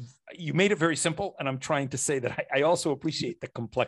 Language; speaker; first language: English; native; English